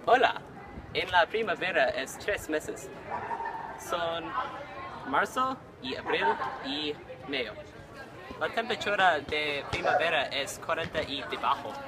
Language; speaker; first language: Spanish; non-native, learner; English